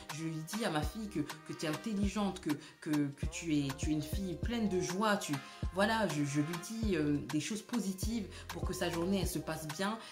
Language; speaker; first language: French; early bilingual, other home language; Lingala